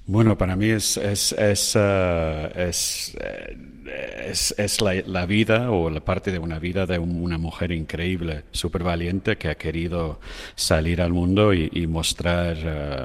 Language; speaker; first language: Spanish; non-native, fluent; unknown